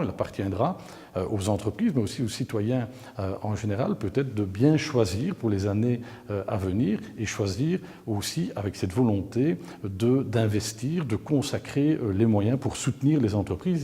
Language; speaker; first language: French; native; French